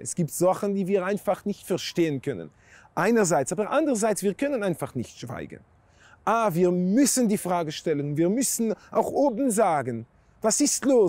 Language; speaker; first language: German; non-native, fluent; Hebrew